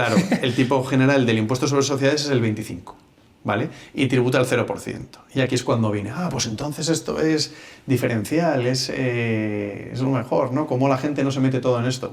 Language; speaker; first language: Spanish; native; Spanish